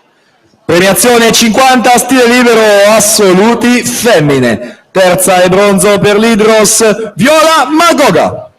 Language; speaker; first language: Italian; native; Italian